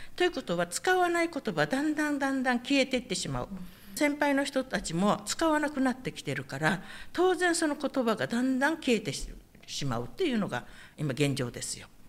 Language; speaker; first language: Japanese; non-native, local second language; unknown